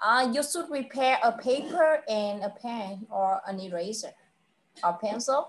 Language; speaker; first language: English; non-native, fluent; Vietnamese